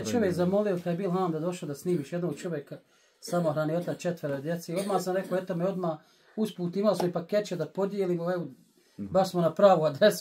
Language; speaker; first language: Bosnian; native; Bosnian